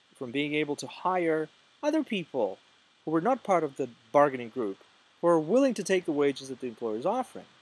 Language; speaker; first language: English; non-native, fluent; Russian